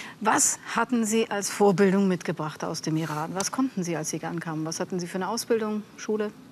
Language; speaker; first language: German; native; German